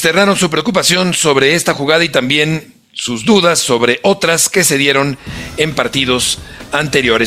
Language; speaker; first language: Spanish; native; Spanish